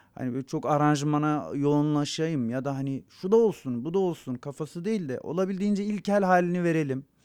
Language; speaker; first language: Turkish; non-native, local second language; Zaza